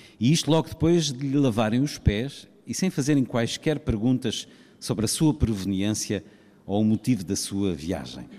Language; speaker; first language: Portuguese; native; Portuguese